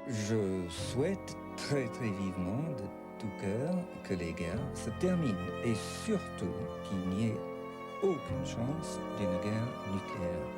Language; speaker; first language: French; non-native, fluent; English